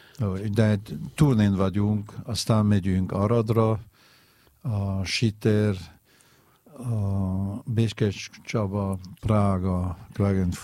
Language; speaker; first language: Hungarian; non-native, learner; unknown